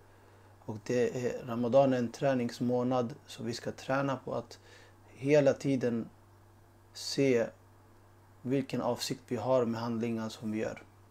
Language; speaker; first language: Swedish; early bilingual, other home language; Urdu